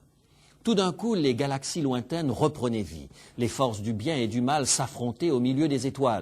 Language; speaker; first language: French; native; French